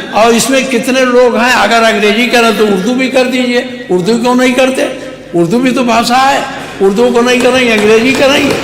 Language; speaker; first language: Hindi; native; Hindi